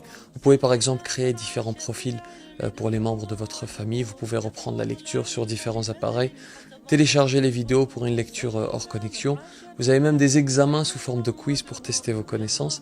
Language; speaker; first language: French; native; French